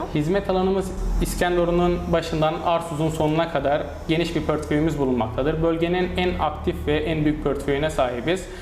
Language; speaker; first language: Turkish; native; Turkish